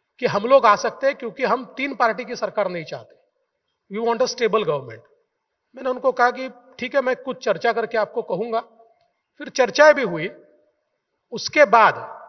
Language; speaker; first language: Hindi; non-native, local second language; Marathi